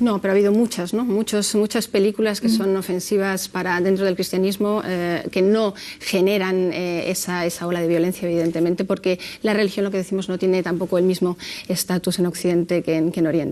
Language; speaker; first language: Spanish; native; Spanish